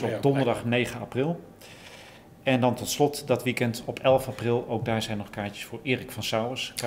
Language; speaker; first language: Dutch; native; Dutch